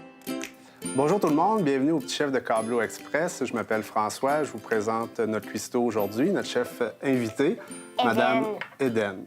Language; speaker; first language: French; native; French